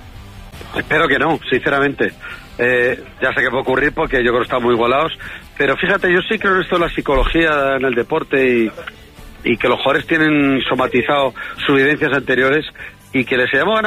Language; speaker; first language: Spanish; native; Spanish